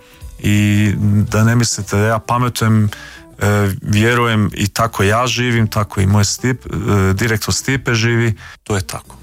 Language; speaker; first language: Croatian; early bilingual, heritage; Croatian